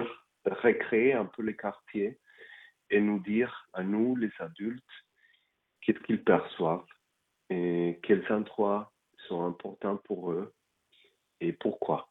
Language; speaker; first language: French; non-native, fluent; Spanish